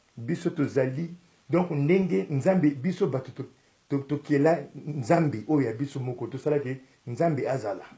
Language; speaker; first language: Lingala; native; Lingala